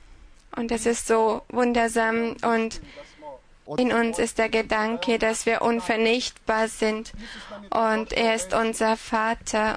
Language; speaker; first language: German; non-native, fluent; Croatian